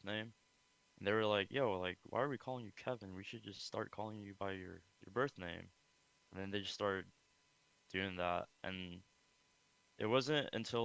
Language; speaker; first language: English; early bilingual, other home language; Khmer